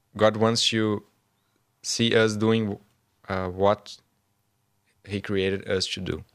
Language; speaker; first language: English; non-native, learner; Portuguese